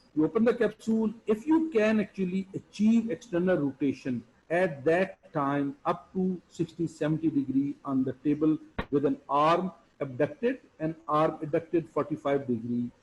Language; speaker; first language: English; non-native, local second language; Urdu